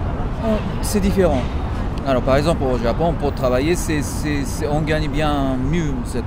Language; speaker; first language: French; non-native, fluent; Japanese